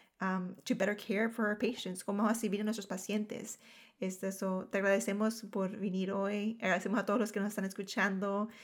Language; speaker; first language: Spanish; early bilingual, heritage; Spanish